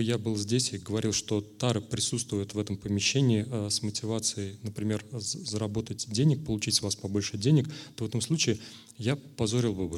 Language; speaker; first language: Russian; native; Russian